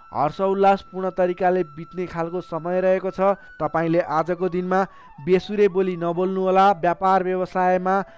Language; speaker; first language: Nepali; native; Nepali